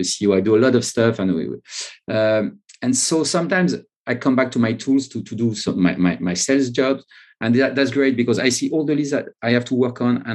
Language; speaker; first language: English; non-native, fluent; French